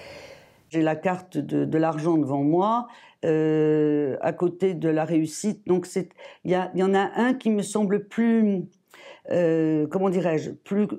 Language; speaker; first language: French; native; French